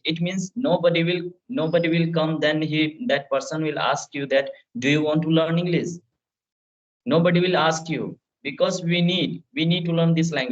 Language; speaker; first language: English; non-native, fluent; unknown